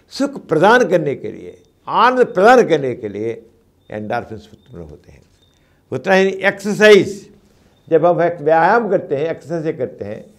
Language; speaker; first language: Hindi; non-native, local second language; Telugu